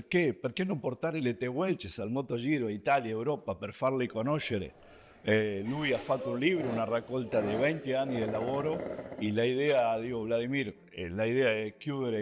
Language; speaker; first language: Italian; non-native, fluent; Spanish